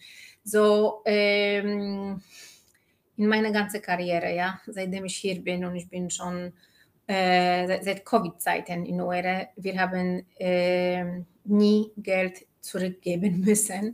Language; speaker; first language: German; non-native, fluent; Polish